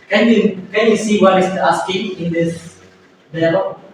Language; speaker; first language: English; non-native, learner; Indonesian